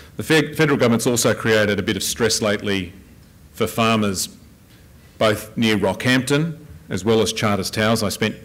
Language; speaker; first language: English; native; English